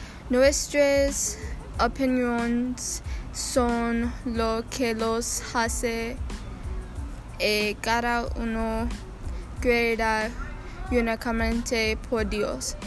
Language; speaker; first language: Spanish; non-native, learner; English